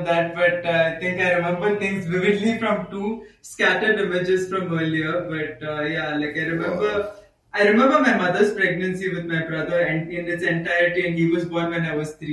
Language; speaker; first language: English; non-native, local second language; Tamil